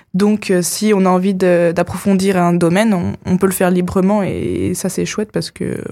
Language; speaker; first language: French; native; French